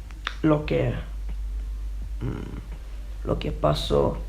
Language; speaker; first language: Spanish; non-native, learner; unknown